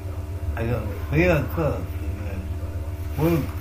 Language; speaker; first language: Estonian; non-native, local second language; Russian